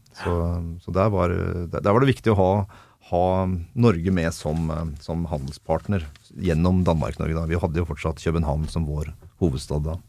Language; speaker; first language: Norwegian; native; Norwegian